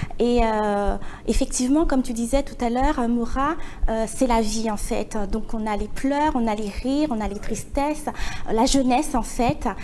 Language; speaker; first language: French; native; French